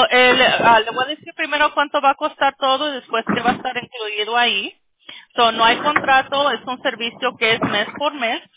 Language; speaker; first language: Spanish; early bilingual, other home language; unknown